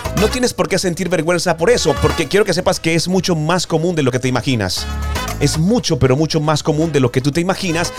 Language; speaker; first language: Spanish; native; Spanish